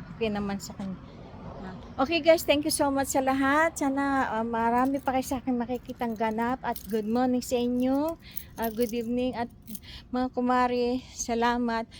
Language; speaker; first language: Filipino; native; Filipino